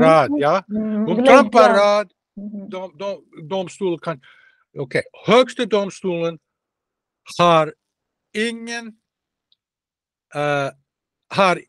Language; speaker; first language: Swedish; non-native, learner; Russian